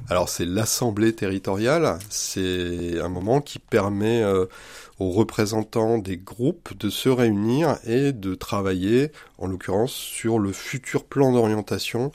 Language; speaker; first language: French; native; French